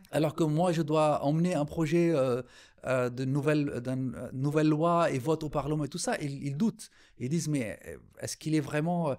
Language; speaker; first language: French; non-native, local second language; Arabic